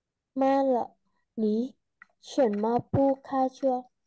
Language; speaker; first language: Chinese; non-native, learner; Vietnamese